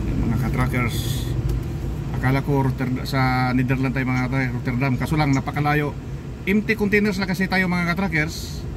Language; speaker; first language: Filipino; non-native, local second language; Cebuano